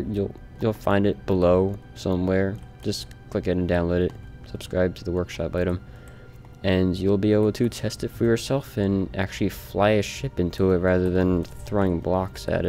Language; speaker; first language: English; native; English